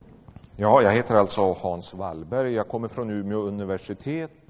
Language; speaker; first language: Swedish; native; Swedish